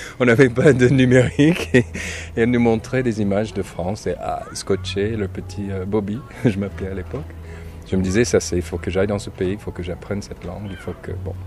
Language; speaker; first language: French; non-native, fluent; English